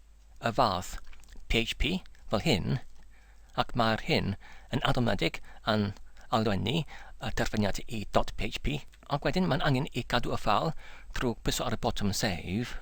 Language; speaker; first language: Welsh; non-native, learner; English